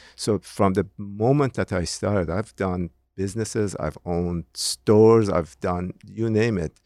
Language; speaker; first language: English; non-native, fluent; Persian